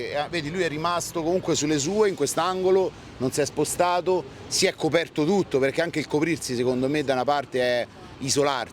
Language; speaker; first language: Italian; native; Italian